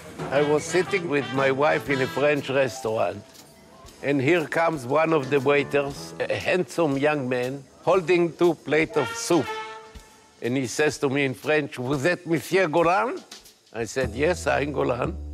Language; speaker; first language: English; non-native, fluent; Hebrew